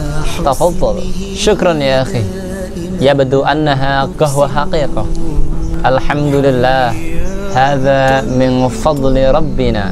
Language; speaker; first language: Arabic; non-native, learner; Indonesian